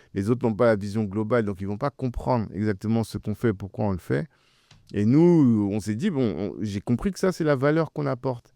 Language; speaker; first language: French; early bilingual, other home language; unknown